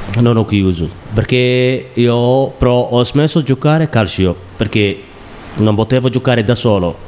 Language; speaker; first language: Italian; non-native, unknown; Somali